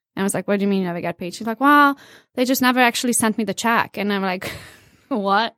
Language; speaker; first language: English; non-native, fluent; Hungarian